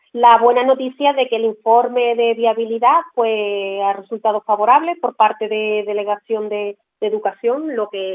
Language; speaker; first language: Spanish; native; Spanish